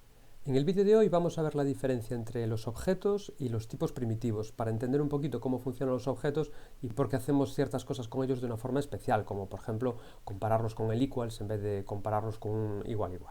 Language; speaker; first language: Spanish; native; Spanish